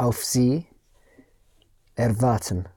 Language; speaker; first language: German; non-native, learner; English